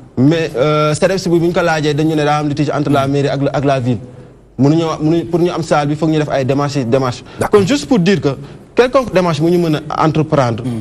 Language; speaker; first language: Wolof; native; Wolof